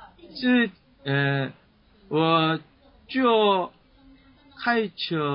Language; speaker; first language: Chinese; non-native, learner; Korean